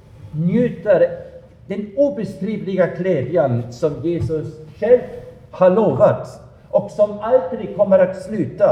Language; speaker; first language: Swedish; non-native, fluent; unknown